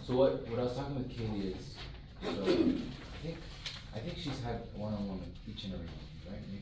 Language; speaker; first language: English; early bilingual, other home language; Korean